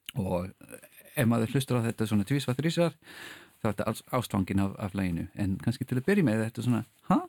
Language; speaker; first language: Icelandic; non-native, fluent; English